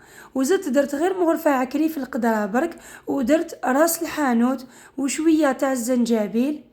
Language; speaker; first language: Arabic; native; Arabic